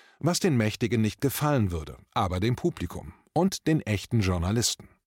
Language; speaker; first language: German; native; German